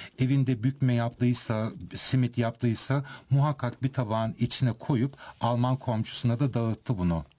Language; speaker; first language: Turkish; early bilingual, heritage; Turkish